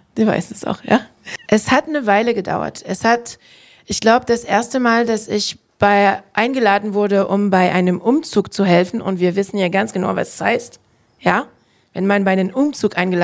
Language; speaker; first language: German; non-native, fluent; French